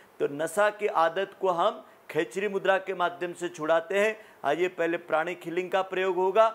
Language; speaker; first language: Hindi; native; Hindi